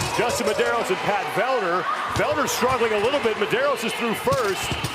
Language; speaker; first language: English; native; English